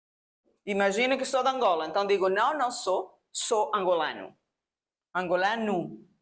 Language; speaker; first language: Portuguese; non-native, fluent; Spanish